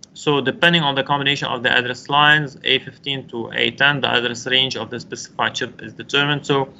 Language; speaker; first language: English; non-native, local second language; Arabic